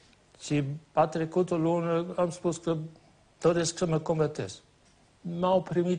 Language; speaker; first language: Romanian; non-native, fluent; Swedish